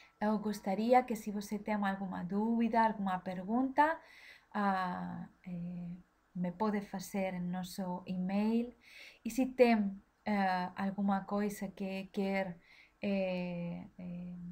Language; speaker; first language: Portuguese; non-native, learner; Spanish